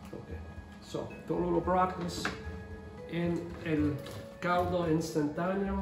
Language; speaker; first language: Spanish; non-native, fluent; English